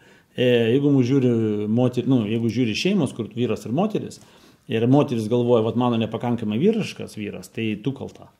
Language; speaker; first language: Lithuanian; native; Lithuanian